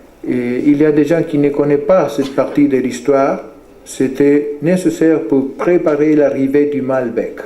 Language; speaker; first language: French; non-native, fluent; Spanish